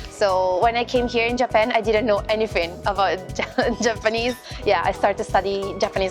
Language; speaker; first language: English; non-native, fluent; Italian